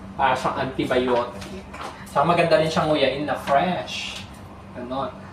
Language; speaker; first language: Filipino; non-native, local second language; Iloko